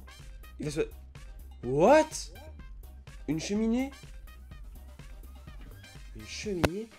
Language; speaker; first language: French; native; French